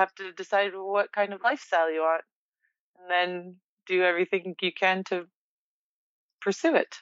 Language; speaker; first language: English; native; English